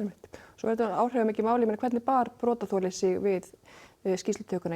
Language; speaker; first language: Icelandic; native; Icelandic